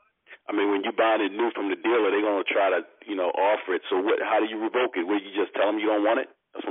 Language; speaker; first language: English; native; English